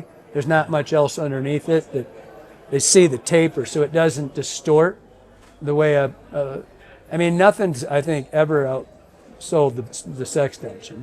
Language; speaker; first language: English; native; English